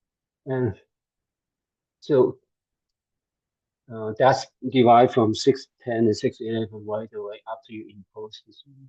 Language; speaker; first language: English; non-native, fluent; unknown